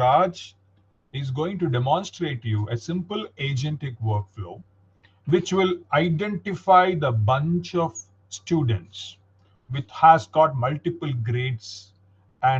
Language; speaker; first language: English; non-native, local second language; Tamil